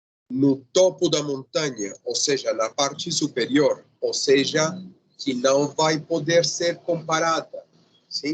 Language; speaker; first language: Portuguese; non-native, fluent; Spanish